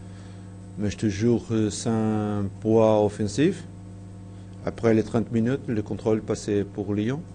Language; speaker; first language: French; non-native, fluent; Portuguese